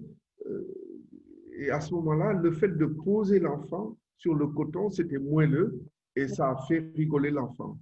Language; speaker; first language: French; non-native, local second language; Wolof